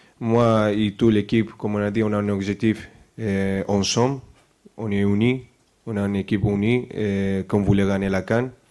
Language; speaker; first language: French; non-native, fluent; Spanish